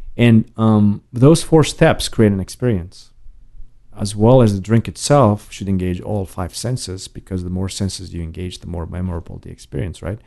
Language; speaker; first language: English; non-native, fluent; Romanian